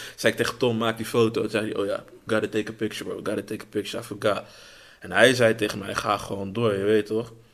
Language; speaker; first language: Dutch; native; Dutch